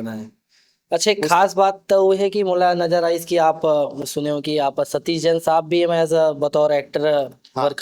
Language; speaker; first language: Hindi; non-native, local second language; Chhattisgarhi